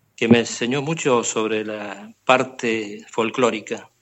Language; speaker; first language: Spanish; native; Spanish